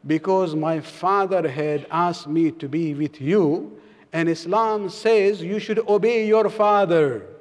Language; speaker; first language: English; non-native, local second language; Urdu